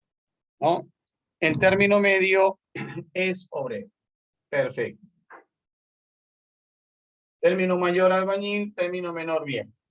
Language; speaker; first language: Spanish; native; Spanish